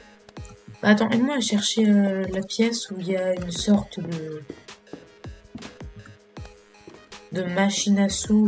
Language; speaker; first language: French; native; French